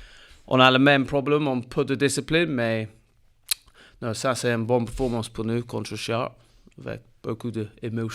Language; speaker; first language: French; non-native, learner; English